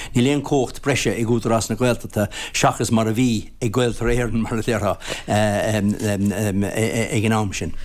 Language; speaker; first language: Irish; native; Irish